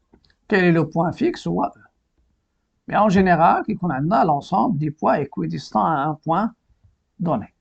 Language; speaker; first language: French; non-native, local second language; Arabic